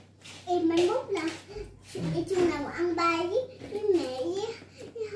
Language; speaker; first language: Vietnamese; early bilingual, heritage; Vietnamese